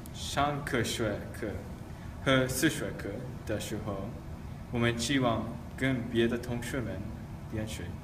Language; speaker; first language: Chinese; non-native, learner; English